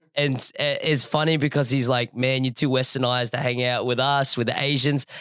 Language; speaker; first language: English; native; English